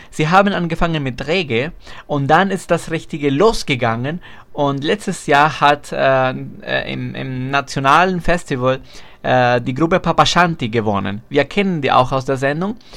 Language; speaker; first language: German; non-native, fluent; Spanish